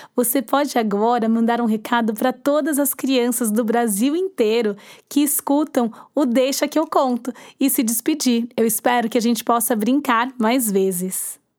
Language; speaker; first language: Portuguese; native; Portuguese